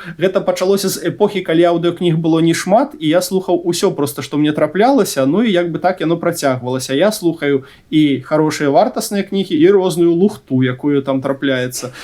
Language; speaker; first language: Belarusian; native; Belarusian